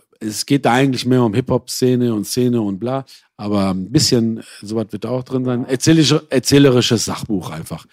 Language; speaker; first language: German; early bilingual, other home language; Persian